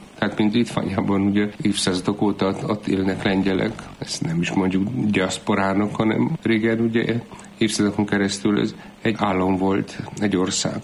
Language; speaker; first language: Hungarian; non-native, fluent; Polish